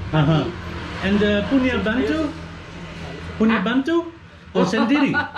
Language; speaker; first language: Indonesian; non-native, learner; English